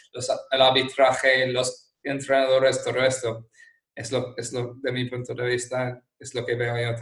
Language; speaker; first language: Spanish; non-native, fluent; English